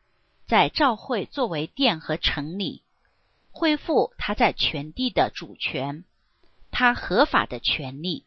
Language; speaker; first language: Chinese; native; Chinese